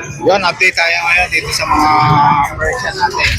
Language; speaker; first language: Filipino; native; Filipino